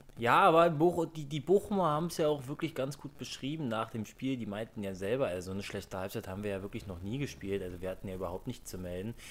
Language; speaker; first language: German; native; German